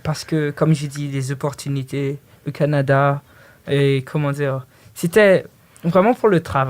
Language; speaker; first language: French; early bilingual, other home language; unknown